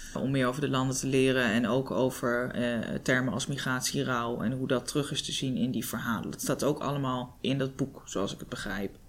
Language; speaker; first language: Dutch; native; Dutch